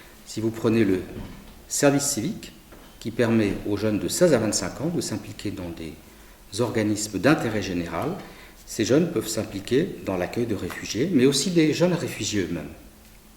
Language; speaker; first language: French; native; French